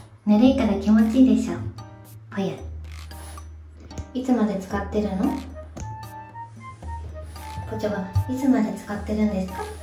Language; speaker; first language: Japanese; native; Japanese